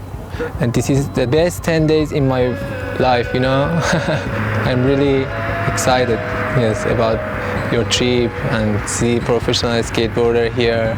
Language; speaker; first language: English; non-native, learner; Persian